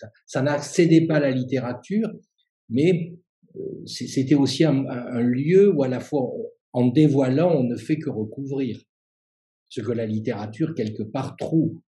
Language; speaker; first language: French; native; French